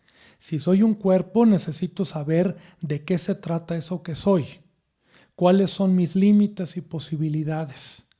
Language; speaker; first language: Spanish; native; Spanish